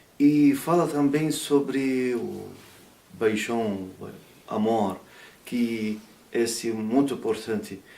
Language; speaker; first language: Portuguese; non-native, learner; Arabic